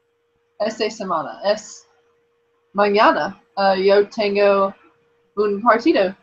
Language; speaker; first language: Spanish; non-native, learner; English